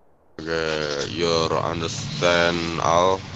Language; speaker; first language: English; non-native, learner; Indonesian